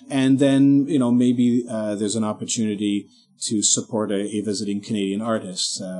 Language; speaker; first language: English; native; English